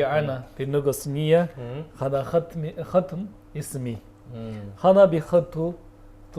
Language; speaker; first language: Arabic; non-native, learner; Chinese